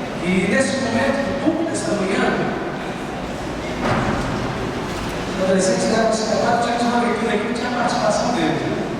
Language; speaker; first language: Portuguese; native; Portuguese